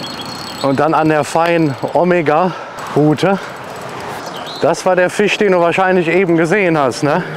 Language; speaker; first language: German; native; German